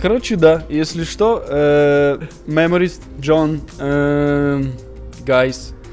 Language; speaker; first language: Russian; native; Russian